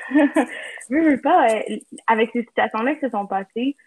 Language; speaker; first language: French; native; French